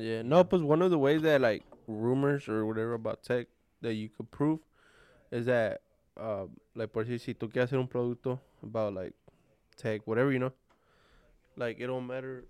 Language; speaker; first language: English; early bilingual, other home language; Spanish